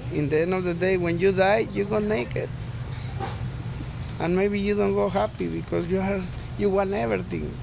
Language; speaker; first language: English; non-native, learner; Spanish